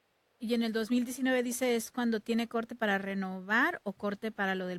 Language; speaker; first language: Spanish; native; Spanish